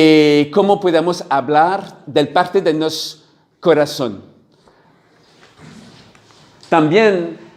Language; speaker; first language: Spanish; non-native, learner; French